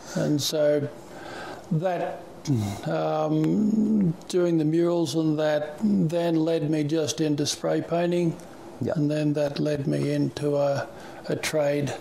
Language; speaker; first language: English; native; English